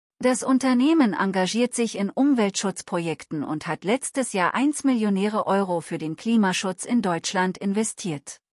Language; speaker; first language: German; non-native, learner; Telugu